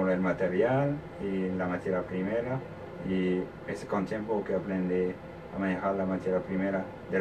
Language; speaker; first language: Spanish; non-native, learner; French